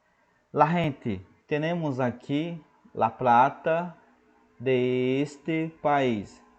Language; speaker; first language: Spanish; non-native, fluent; Portuguese